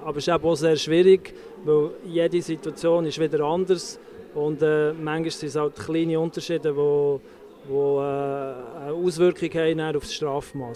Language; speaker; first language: German; native; German